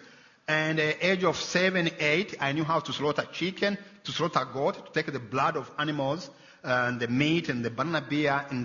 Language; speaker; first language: English; non-native, local second language; Kinyarwanda